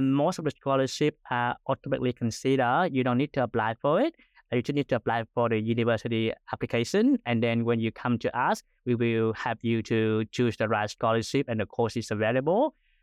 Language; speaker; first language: English; non-native, fluent; Vietnamese